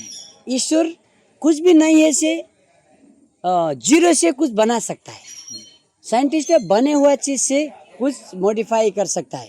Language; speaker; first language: Hindi; non-native, learner; Nepali